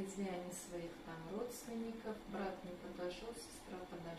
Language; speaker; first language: Russian; native; Russian